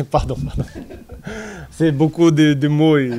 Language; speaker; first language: French; non-native, learner; Portuguese